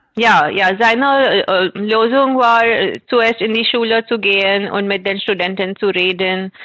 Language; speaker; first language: German; non-native, fluent; Marathi